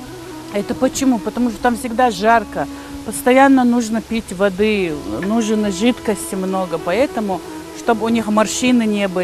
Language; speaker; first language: Russian; non-native, local second language; Chechen